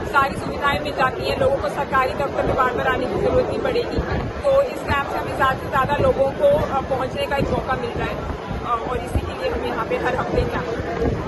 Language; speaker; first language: Hindi; non-native, local second language; Punjabi